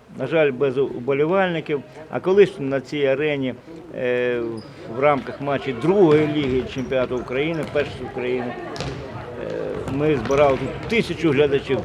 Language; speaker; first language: Ukrainian; non-native, local second language; Russian